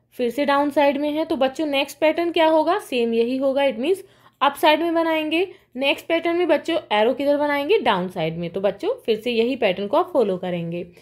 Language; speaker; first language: Hindi; native; Hindi